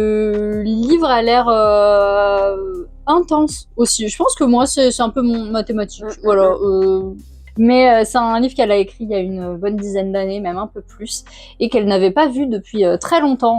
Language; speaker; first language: French; native; French